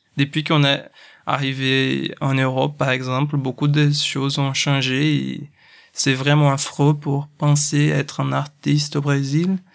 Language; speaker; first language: French; non-native, fluent; Portuguese